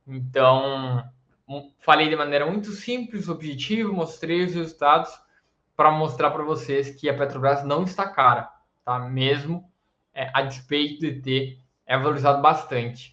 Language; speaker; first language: Portuguese; native; Portuguese